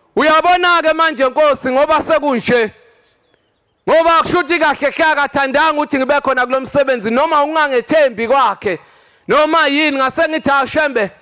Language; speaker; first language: Zulu; native; Zulu